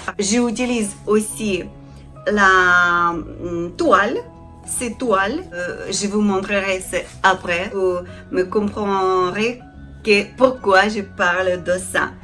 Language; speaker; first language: French; non-native, learner; Ukrainian